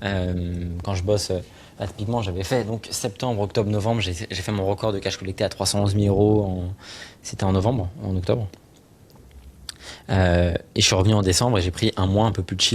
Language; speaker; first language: French; native; French